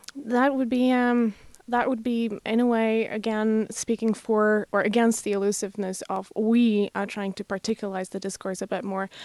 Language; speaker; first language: English; non-native, fluent; Slovak